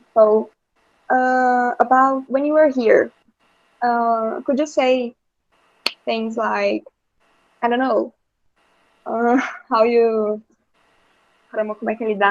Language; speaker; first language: English; non-native, learner; Portuguese